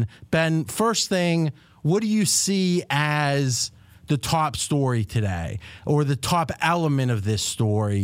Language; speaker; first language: English; native; English